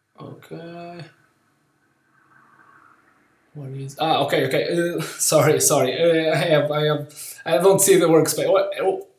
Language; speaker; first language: English; non-native, learner; Portuguese